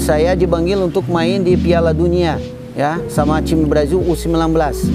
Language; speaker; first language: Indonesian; non-native, fluent; Portuguese